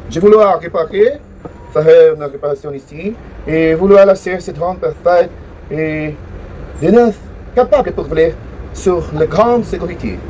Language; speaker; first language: French; non-native, learner; Portuguese